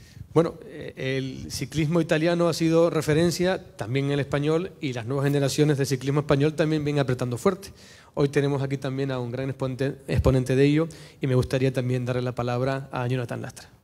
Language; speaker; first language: Spanish; native; Spanish